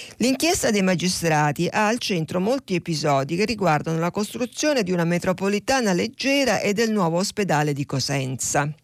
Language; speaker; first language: Italian; native; Italian